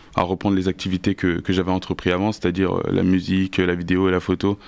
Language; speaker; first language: French; native; French